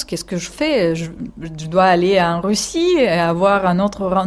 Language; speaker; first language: French; non-native, fluent; Russian